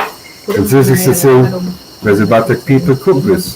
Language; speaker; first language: English; non-native, learner; German